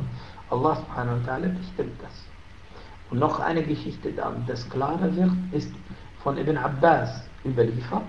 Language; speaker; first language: German; non-native, fluent; Arabic